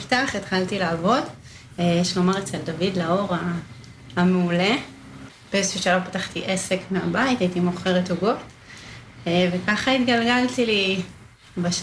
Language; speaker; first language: Hebrew; native; Hebrew